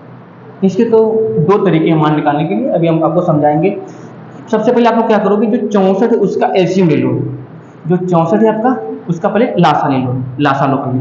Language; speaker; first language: Hindi; native; Hindi